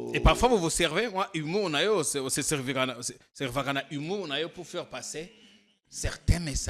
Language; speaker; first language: French; non-native, local second language; Lingala